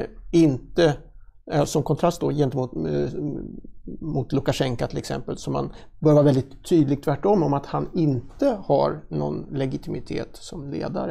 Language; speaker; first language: Swedish; native; Swedish